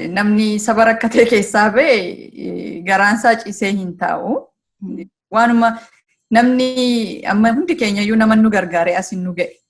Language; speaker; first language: Oromo; early bilingual, heritage; Oromo